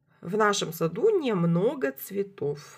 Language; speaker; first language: Russian; native; Russian